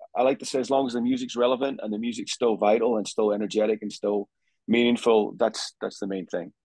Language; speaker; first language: English; native; English